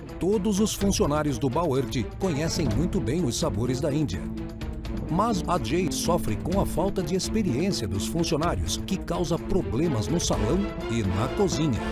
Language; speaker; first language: Portuguese; native; Portuguese